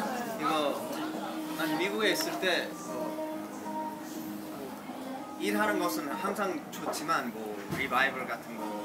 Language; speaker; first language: Korean; early bilingual, heritage; English